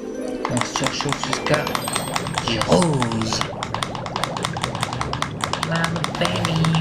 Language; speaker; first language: French; native; French